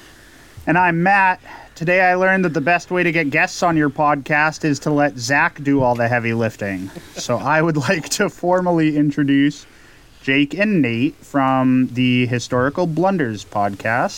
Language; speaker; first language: English; native; English